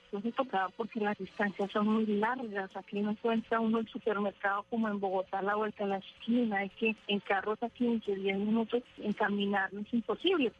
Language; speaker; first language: Spanish; native; Spanish